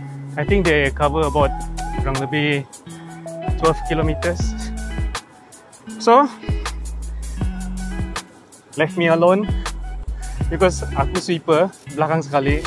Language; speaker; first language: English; non-native, local second language; Malay